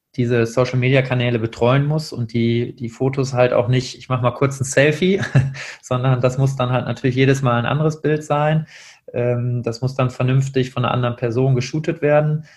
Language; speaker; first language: German; native; German